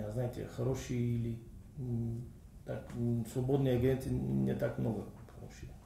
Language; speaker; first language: Russian; non-native, learner; Bulgarian